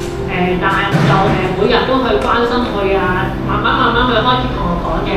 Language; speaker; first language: Cantonese; native; Cantonese